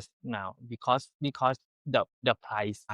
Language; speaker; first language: English; non-native, learner; Thai